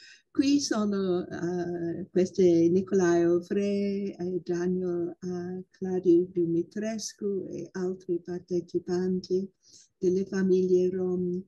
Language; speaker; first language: Italian; non-native, fluent; English